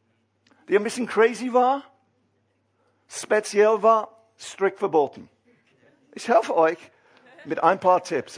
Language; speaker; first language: German; non-native, fluent; English